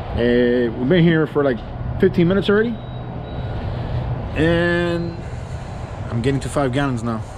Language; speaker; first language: English; native; English